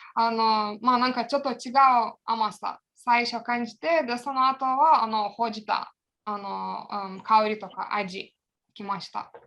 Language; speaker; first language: Japanese; non-native, fluent; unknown